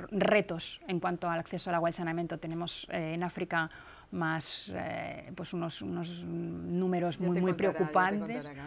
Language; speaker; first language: Spanish; native; Spanish